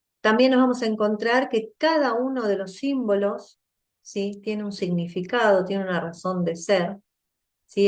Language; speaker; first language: Spanish; native; Spanish